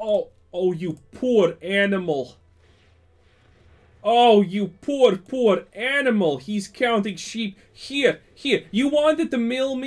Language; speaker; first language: English; non-native, fluent; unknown